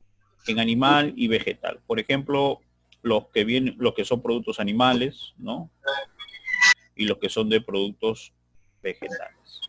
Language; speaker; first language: Spanish; native; Spanish